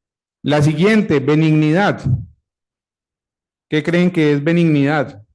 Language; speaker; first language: Spanish; native; Spanish